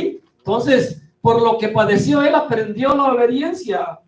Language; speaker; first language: Spanish; native; Spanish